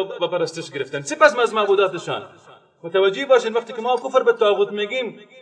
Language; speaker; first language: Persian; native; Persian